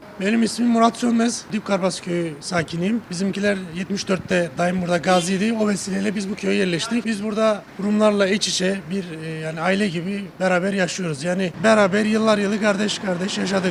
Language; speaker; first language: Turkish; native; Turkish